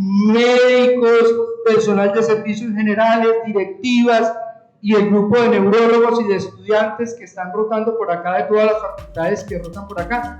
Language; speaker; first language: Spanish; native; Spanish